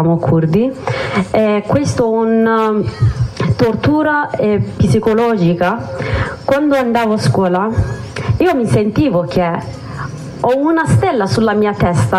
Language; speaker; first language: Italian; non-native, learner; Kurdish